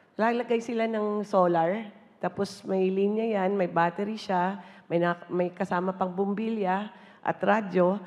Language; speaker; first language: Filipino; non-native, local second language; Hiligaynon